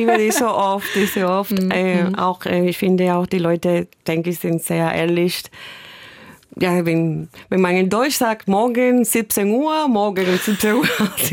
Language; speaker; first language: German; non-native, fluent; Spanish